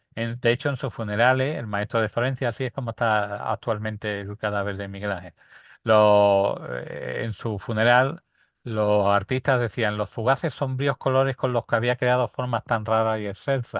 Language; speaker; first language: Spanish; native; Spanish